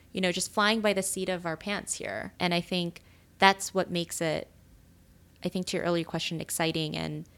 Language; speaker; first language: English; native; English